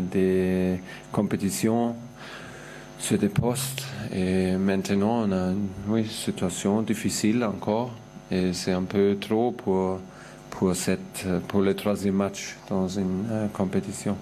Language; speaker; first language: French; non-native, fluent; German